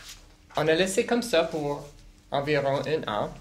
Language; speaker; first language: French; non-native, local second language; English